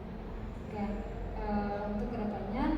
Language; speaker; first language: Indonesian; native; Indonesian